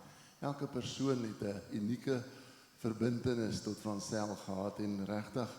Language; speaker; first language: Afrikaans; native; Afrikaans